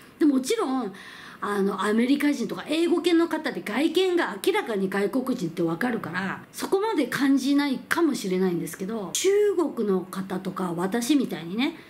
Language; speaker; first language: Japanese; non-native, fluent; Korean